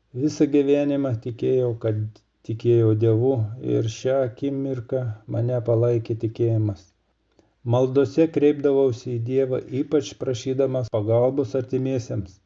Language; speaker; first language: Lithuanian; non-native, fluent; Russian